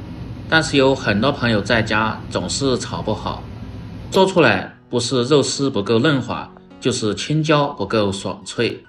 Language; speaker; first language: Chinese; native; Chinese